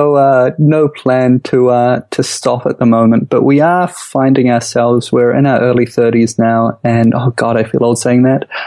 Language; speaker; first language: English; native; English